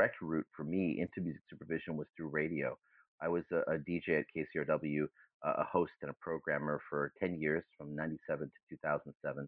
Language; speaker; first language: English; early bilingual, other home language; German